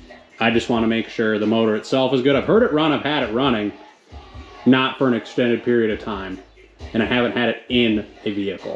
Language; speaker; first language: English; native; English